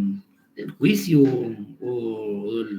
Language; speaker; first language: Spanish; native; Spanish